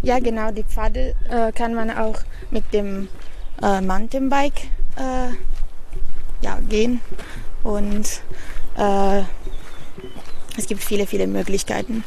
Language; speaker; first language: German; non-native, learner; Italian